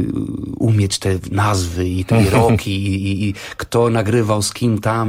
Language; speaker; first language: Polish; non-native, fluent; Portuguese